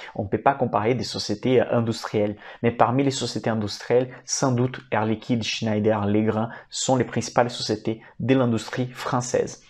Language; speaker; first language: French; non-native, fluent; Portuguese